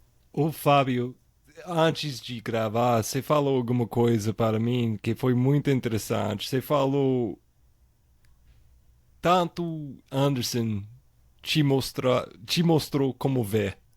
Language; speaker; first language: Portuguese; non-native, fluent; English